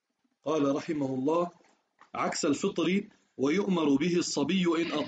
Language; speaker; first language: Arabic; native; Arabic